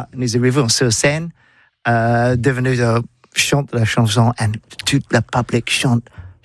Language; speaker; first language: French; non-native, learner; English